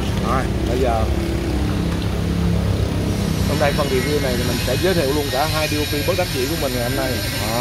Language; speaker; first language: Vietnamese; native; Vietnamese